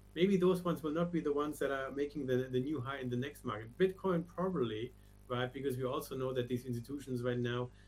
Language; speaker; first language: English; non-native, fluent; German